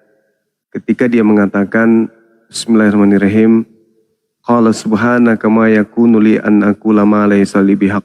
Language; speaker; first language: Indonesian; native; Indonesian